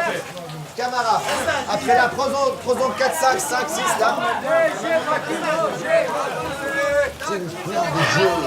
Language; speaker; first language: French; native; French